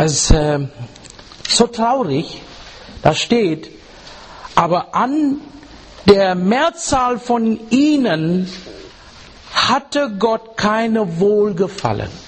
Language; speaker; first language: German; non-native, learner; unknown